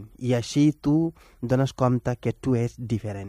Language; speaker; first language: Catalan; non-native, fluent; Wolof